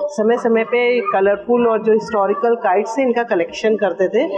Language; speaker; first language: Hindi; native; Hindi